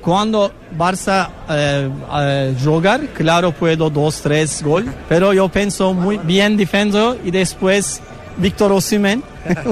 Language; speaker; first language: Spanish; non-native, learner; Turkish